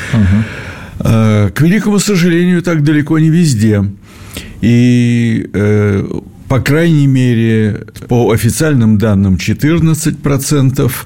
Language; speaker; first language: Russian; native; Russian